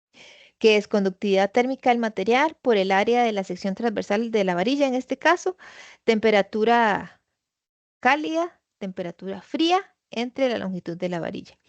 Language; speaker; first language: Spanish; native; Spanish